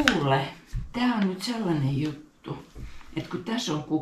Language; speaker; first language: Finnish; native; Finnish